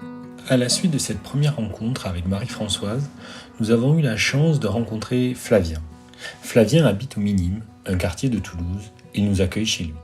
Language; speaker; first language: French; native; French